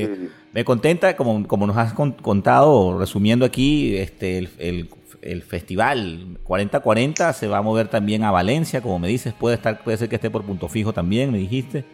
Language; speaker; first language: Spanish; native; Spanish